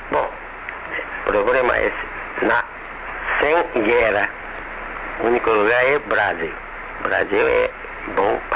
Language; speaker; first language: Portuguese; non-native, learner; Japanese